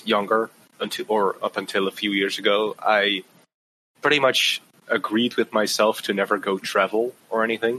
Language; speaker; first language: English; non-native, fluent; Dutch